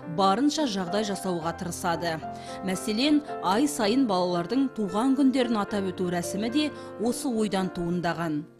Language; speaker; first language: Kazakh; native; Kazakh